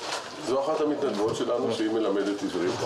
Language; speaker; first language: Hebrew; non-native, local second language; Amharic